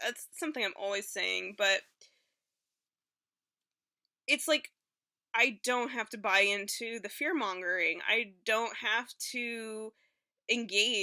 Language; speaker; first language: English; native; English